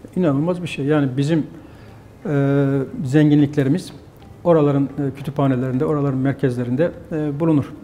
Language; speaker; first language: Turkish; native; Turkish